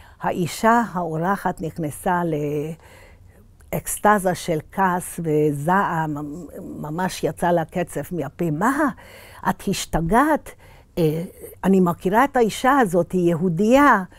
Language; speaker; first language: Hebrew; early bilingual, other home language; Hungarian